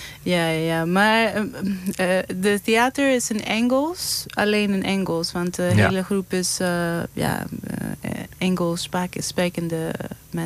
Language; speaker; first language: Dutch; non-native, learner; Greek